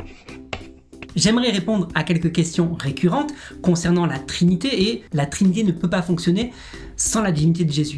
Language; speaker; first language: French; native; French